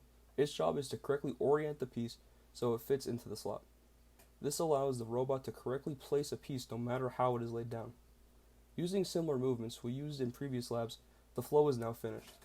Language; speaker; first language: English; native; English